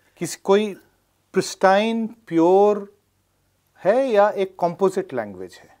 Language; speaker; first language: Hindi; non-native, local second language; Bangla